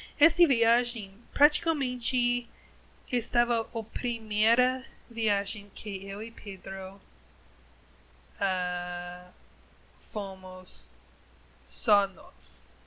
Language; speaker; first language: Portuguese; non-native, learner; English